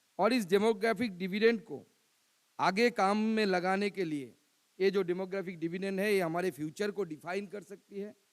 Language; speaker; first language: Hindi; non-native, local second language; Bangla